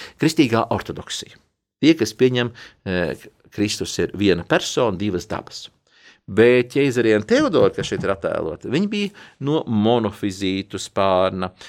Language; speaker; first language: Latvian; native; Latvian